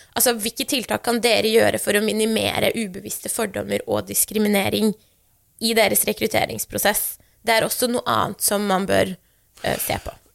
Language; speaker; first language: Norwegian; early bilingual, other home language; Persian